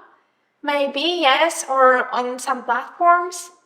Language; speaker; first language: English; non-native, fluent; Polish